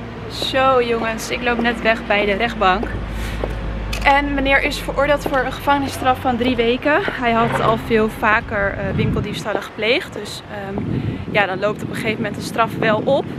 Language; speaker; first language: Dutch; native; Dutch